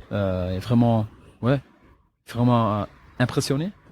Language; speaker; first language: French; non-native, local second language; Dutch